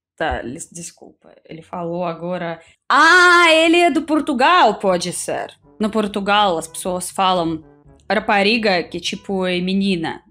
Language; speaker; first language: Portuguese; non-native, fluent; Russian